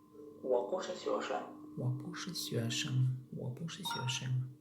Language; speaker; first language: Chinese; non-native, learner; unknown